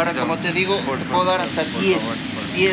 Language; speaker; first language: Spanish; native; Spanish